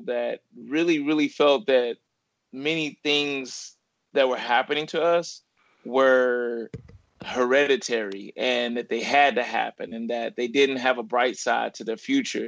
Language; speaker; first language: English; native; English